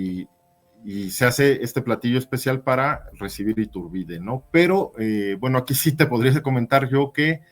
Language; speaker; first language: Spanish; native; Spanish